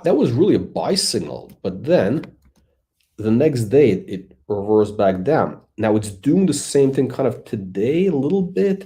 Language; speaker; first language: English; native; English